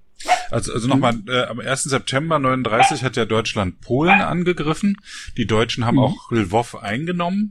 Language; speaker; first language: German; native; German